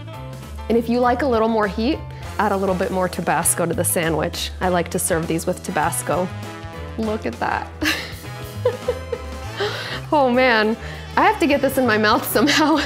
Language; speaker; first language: English; native; English